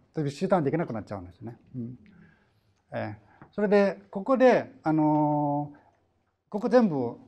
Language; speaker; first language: Japanese; non-native, fluent; Chinese